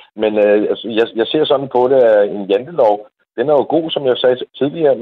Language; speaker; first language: Danish; non-native, fluent; Dutch